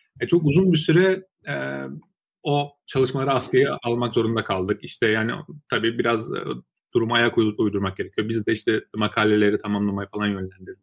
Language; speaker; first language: Turkish; early bilingual, other home language; Azerbaijani